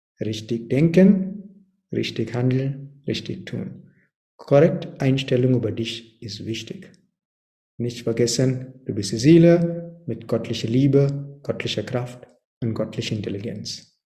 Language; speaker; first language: German; non-native, learner; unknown